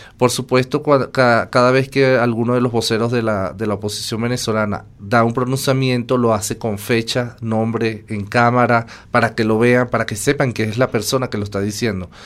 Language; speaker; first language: Spanish; native; Spanish